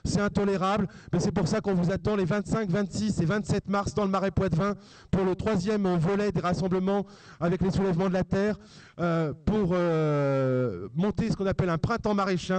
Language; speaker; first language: French; native; French